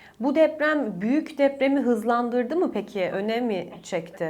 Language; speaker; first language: Turkish; native; Turkish